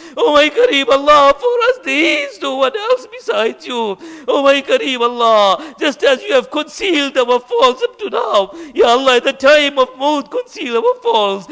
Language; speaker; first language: English; native; English